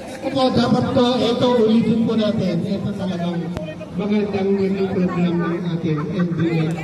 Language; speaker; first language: Filipino; native; Filipino